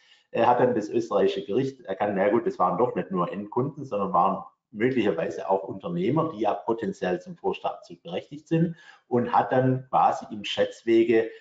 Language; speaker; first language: German; native; German